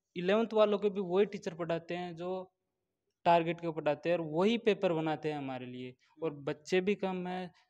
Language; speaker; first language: Hindi; native; Hindi